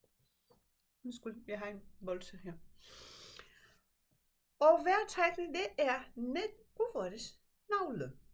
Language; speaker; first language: Danish; non-native, fluent; Portuguese